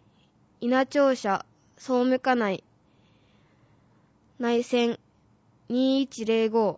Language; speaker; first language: Japanese; native; Japanese